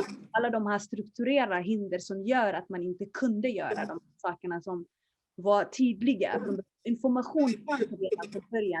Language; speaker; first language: Swedish; early bilingual, other home language; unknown